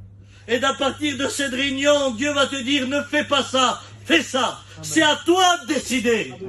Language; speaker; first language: French; native; French